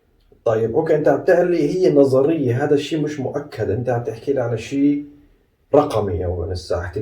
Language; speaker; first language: Arabic; native; Arabic